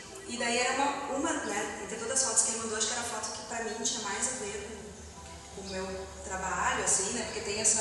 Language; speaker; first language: Portuguese; native; Portuguese